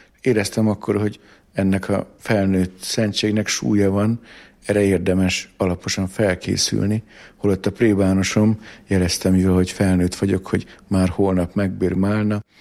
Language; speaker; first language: Hungarian; native; Hungarian